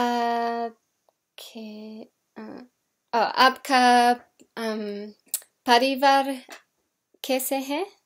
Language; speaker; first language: Hindi; non-native, learner; English